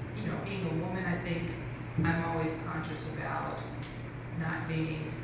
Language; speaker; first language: English; native; English